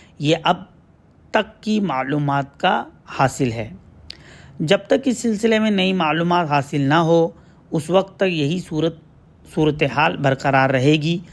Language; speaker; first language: Urdu; native; Urdu